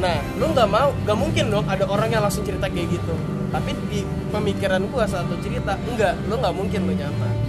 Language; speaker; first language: Indonesian; native; Indonesian